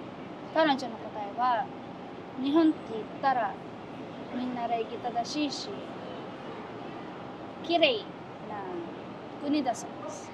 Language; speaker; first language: Japanese; non-native, fluent; Filipino